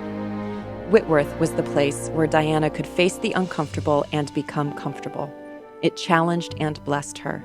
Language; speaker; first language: English; native; English